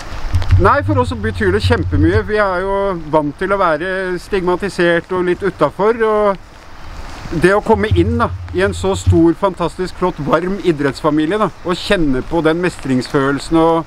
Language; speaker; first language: Norwegian; native; Norwegian